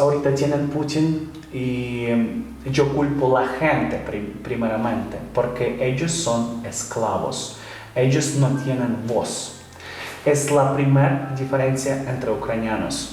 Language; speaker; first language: Spanish; non-native, fluent; Ukrainian